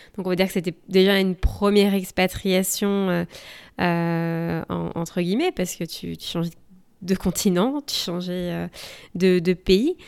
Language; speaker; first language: French; native; French